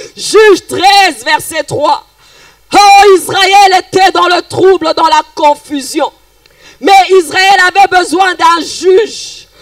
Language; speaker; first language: French; non-native, local second language; Lingala